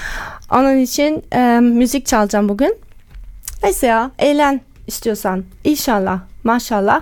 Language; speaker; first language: Turkish; early bilingual, heritage; Turkish